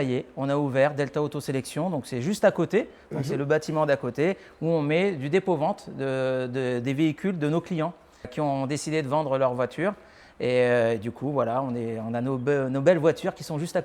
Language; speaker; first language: French; native; French